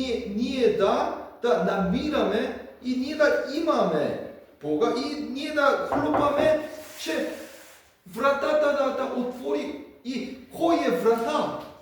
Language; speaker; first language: Bulgarian; non-native, learner; Korean